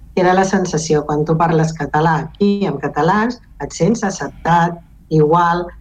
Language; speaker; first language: Catalan; non-native, local second language; Galician